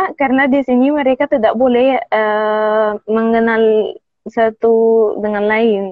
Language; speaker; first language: Indonesian; non-native, learner; Arabic